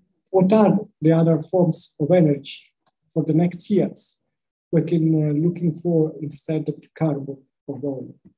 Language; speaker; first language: English; non-native, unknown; Italian